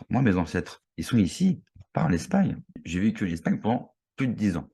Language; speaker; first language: French; native; French